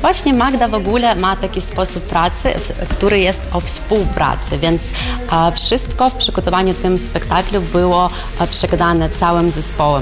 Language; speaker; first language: Polish; non-native, fluent; Ukrainian